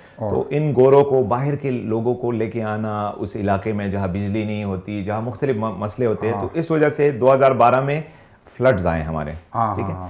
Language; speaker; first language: Urdu; non-native, local second language; Pashto